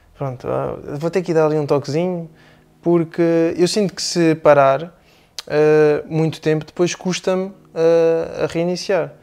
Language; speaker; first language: Portuguese; native; Portuguese